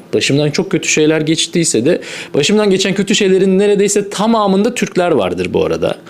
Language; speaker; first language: Turkish; native; Turkish